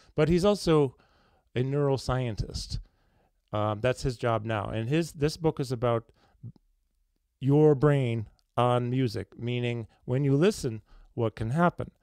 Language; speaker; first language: English; native; English